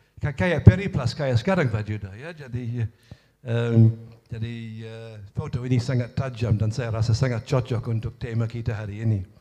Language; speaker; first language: Indonesian; non-native, fluent; English